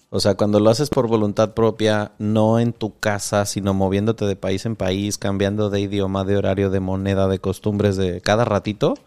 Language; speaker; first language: Spanish; native; Spanish